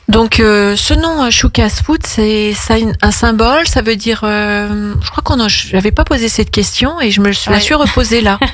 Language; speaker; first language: French; native; French